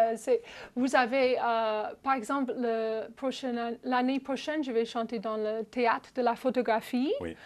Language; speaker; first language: French; non-native, fluent; English